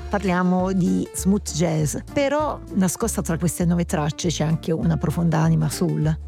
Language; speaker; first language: Italian; native; Italian